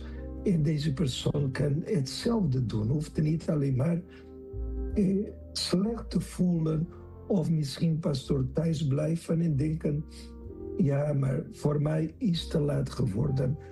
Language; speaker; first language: Dutch; non-native, fluent; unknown